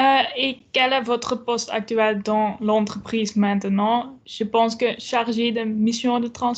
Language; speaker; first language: French; non-native, local second language; Dutch